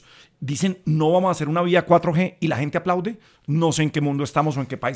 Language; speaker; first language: Spanish; native; Spanish